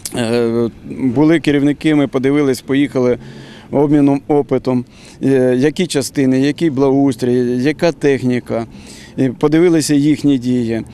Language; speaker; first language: Ukrainian; non-native, local second language; Russian